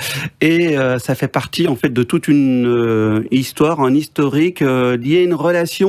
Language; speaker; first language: French; native; French